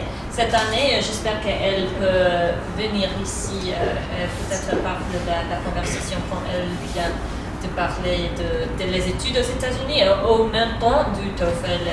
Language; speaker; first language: French; non-native, fluent; English